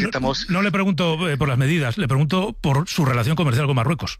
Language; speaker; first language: Spanish; native; Spanish